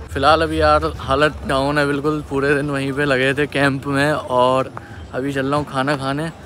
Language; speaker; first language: Hindi; native; Hindi